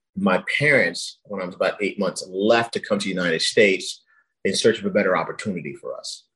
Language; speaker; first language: English; early bilingual, other home language; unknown